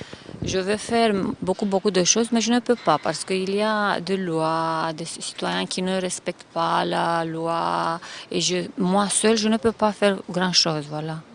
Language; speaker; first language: French; non-native, learner; Romanian